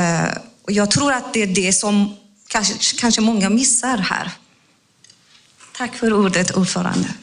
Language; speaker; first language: Swedish; non-native, fluent; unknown